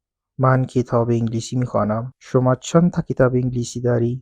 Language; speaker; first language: Persian; non-native, fluent; Urdu